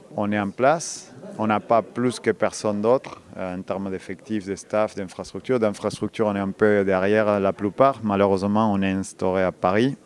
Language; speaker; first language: French; non-native, fluent; Spanish